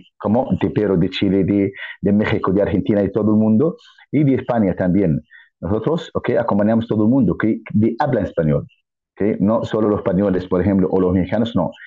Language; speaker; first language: Spanish; non-native, fluent; Arabic